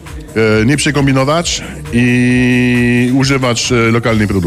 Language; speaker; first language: Polish; non-native, fluent; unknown